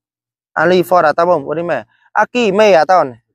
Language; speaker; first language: Portuguese; non-native, learner; Vietnamese